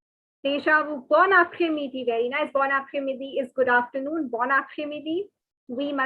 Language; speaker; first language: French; non-native, learner; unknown